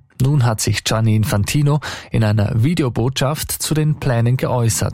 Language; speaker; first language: German; native; German